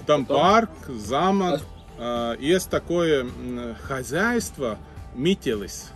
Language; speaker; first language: Russian; non-native, fluent; Latvian